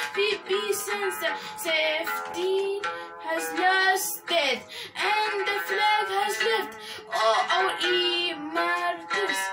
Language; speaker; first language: English; non-native, fluent; Arabic